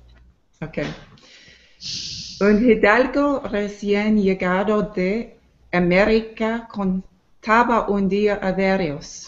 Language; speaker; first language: Spanish; non-native, learner; English